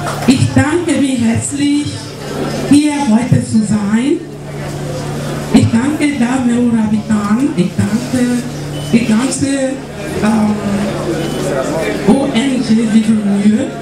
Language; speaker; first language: German; non-native, learner; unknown